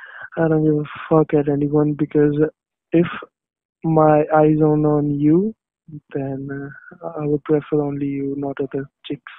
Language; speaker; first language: English; non-native, local second language; Hindi